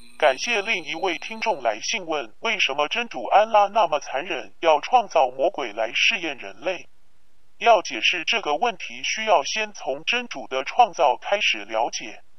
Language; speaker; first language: Chinese; non-native, local second language; Cantonese